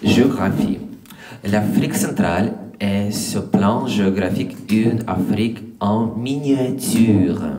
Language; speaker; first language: French; non-native, learner; English